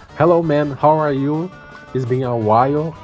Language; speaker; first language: English; non-native, fluent; Portuguese